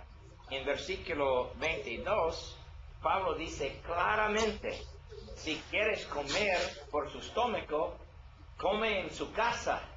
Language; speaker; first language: Spanish; non-native, learner; English